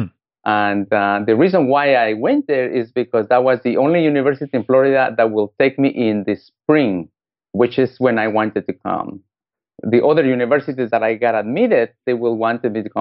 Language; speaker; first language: English; non-native, fluent; Spanish